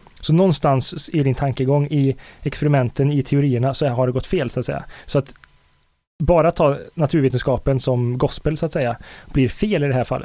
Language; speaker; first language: Swedish; native; Swedish